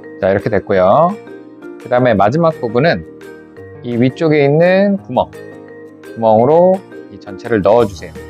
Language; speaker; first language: Korean; native; Korean